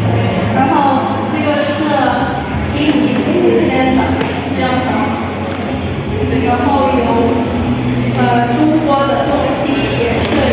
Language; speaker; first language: Chinese; non-native, learner; Indonesian